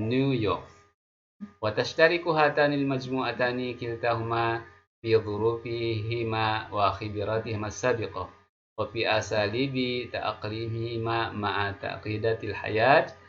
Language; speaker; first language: Arabic; non-native, fluent; Indonesian